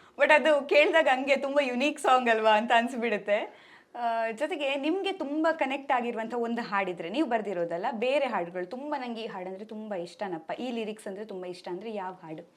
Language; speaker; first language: Kannada; native; Kannada